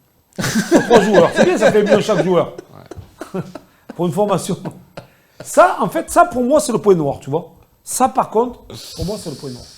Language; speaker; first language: French; native; French